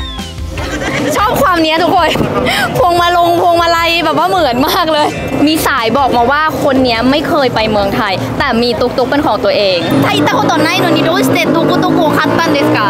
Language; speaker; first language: Thai; native; Thai